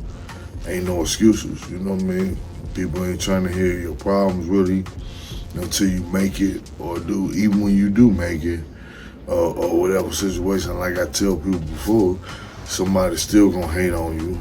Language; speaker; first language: English; native; English